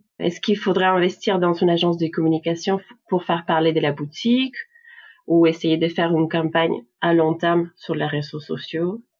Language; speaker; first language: French; non-native, fluent; Spanish